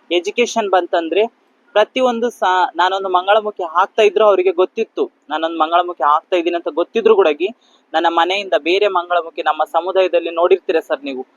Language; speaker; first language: Kannada; native; Kannada